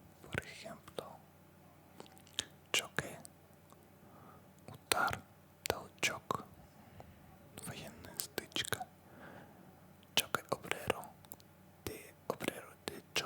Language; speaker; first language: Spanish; non-native, learner; Russian